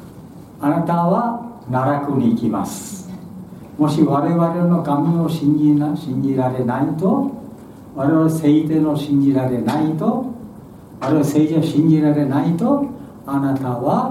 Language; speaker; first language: Japanese; non-native, learner; Bangla